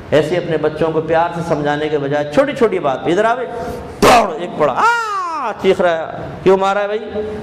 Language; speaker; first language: Urdu; native; Urdu